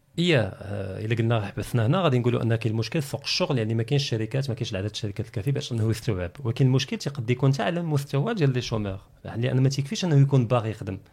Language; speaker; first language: Arabic; native; Arabic